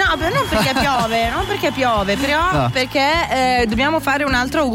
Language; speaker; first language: Italian; native; Italian